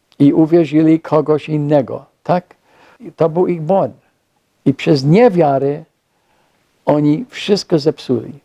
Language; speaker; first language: Polish; non-native, fluent; English